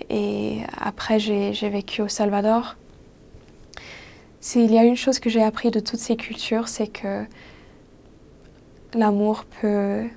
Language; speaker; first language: French; non-native, fluent; English